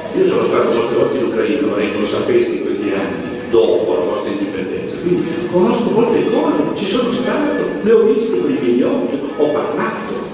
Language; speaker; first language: Italian; native; Italian